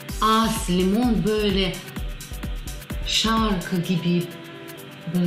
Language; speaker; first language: Turkish; non-native, learner; Russian